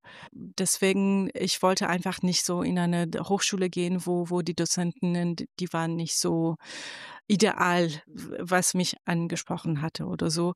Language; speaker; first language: German; non-native, fluent; Persian